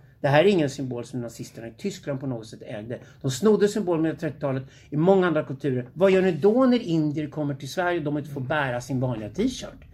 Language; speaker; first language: Swedish; native; Swedish